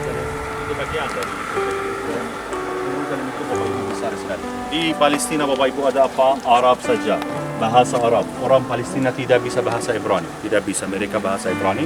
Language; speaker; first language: Indonesian; non-native, fluent; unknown